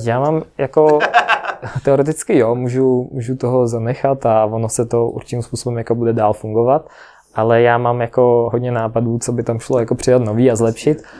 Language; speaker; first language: Czech; non-native, fluent; Ukrainian